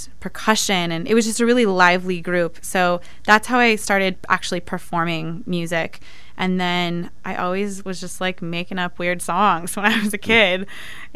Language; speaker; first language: English; native; English